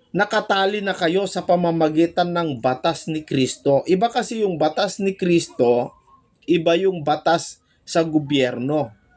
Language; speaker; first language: Filipino; non-native, local second language; Iloko